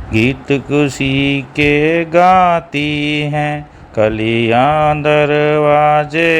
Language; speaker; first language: Hindi; non-native, local second language; Malayalam